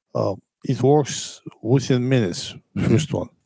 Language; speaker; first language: English; non-native, fluent; Georgian